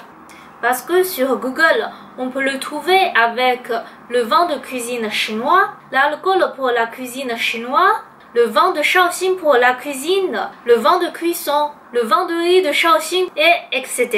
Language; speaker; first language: French; non-native, fluent; Chinese